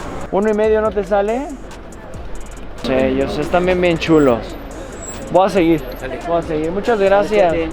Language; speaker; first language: Spanish; native; Spanish